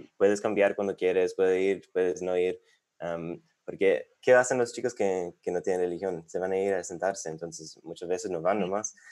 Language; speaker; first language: Spanish; non-native, fluent; English